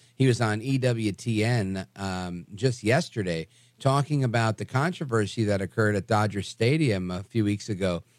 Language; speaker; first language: English; native; English